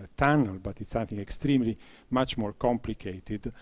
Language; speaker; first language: English; non-native, fluent; Italian